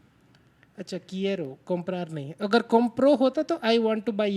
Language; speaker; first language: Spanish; non-native, learner; Hindi